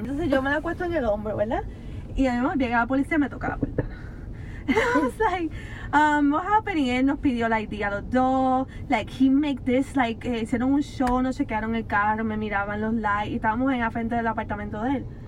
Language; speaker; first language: Spanish; native; Spanish